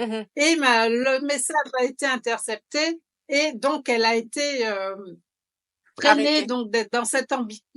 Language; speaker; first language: French; native; French